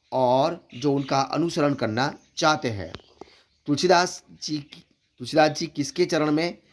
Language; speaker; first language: Hindi; non-native, local second language; Gujarati